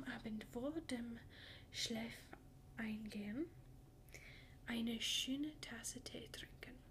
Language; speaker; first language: German; non-native, learner; English